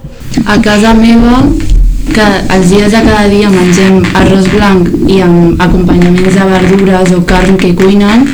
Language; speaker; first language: Catalan; early bilingual, other home language; Chinese